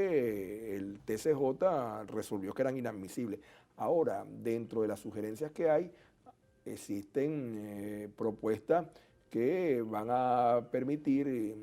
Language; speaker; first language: Spanish; native; Spanish